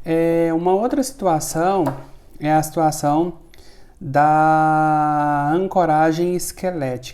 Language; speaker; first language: Portuguese; native; Portuguese